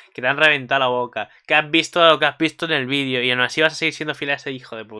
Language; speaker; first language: Spanish; native; Spanish